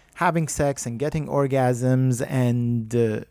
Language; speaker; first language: English; non-native, fluent; Persian